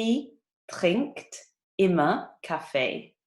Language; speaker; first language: German; non-native, fluent; English